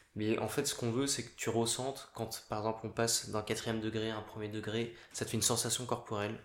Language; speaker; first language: French; native; French